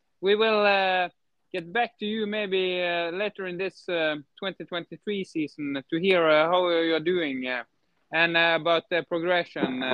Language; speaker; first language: English; non-native, fluent; Norwegian